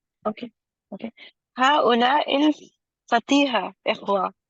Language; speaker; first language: Arabic; non-native, learner; Urdu